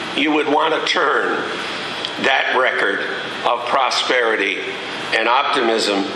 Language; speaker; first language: English; native; English